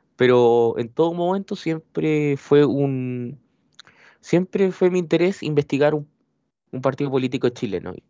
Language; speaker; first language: Spanish; native; Spanish